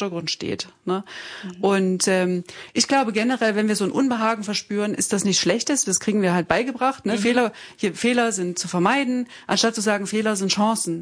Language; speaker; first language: German; native; German